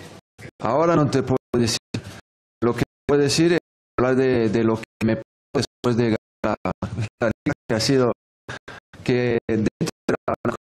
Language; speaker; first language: Spanish; non-native, fluent; French